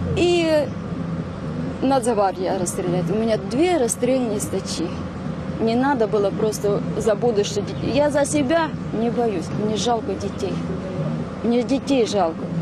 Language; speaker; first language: Russian; non-native, local second language; Ukrainian